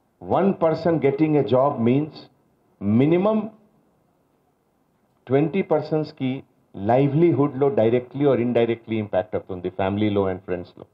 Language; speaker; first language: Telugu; non-native, local second language; Hindi